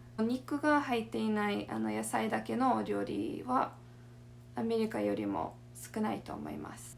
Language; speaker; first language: Japanese; non-native, fluent; English